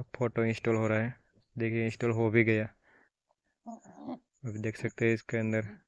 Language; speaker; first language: Hindi; non-native, local second language; Gujarati